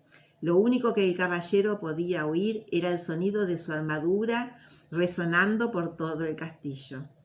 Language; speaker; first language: Spanish; native; Spanish